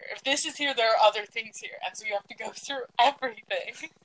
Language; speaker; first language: English; early bilingual, other home language; Greek